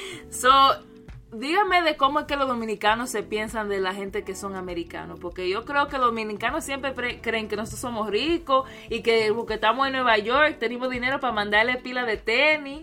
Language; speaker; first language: Spanish; early bilingual, other home language; English